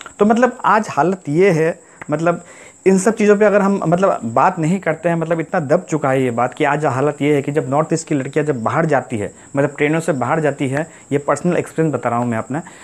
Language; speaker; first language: Hindi; non-native, local second language; Assamese